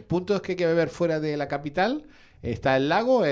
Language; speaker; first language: Spanish; native; Spanish